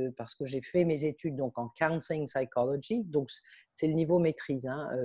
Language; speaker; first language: French; early bilingual, heritage; Spanish